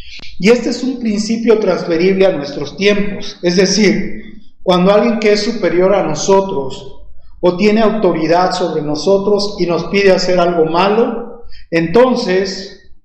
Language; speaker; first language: Spanish; native; Spanish